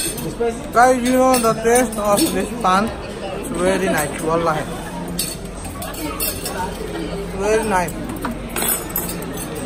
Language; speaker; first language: English; non-native, learner; Nepali